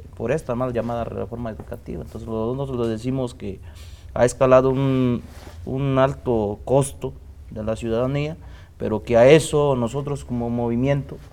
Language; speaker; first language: Spanish; non-native, local second language; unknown